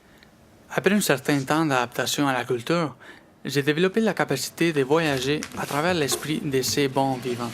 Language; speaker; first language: French; non-native, fluent; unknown